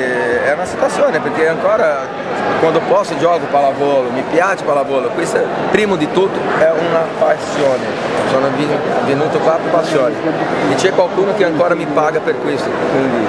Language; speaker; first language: Italian; non-native, fluent; Portuguese